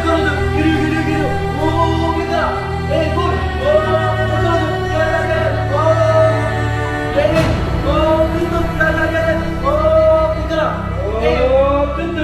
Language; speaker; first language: Turkish; native; Turkish